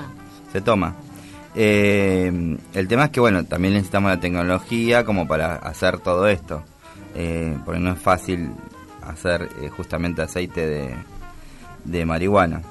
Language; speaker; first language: Spanish; native; Spanish